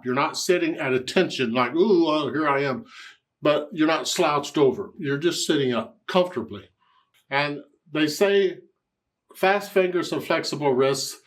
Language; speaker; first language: English; native; English